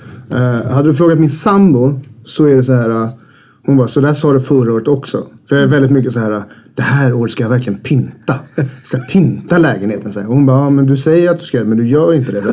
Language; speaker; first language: Swedish; native; Swedish